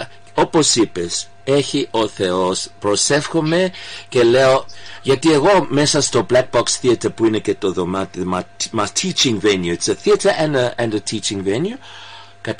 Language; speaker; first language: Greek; early bilingual, heritage; Greek